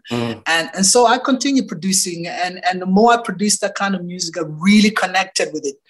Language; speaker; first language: English; non-native, local second language; Xhosa